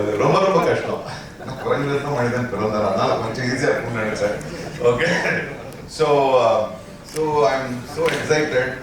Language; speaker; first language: Tamil; native; Tamil